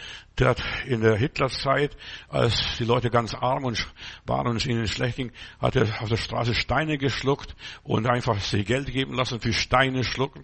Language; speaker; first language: German; native; German